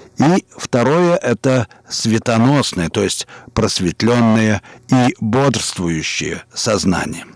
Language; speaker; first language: Russian; native; Russian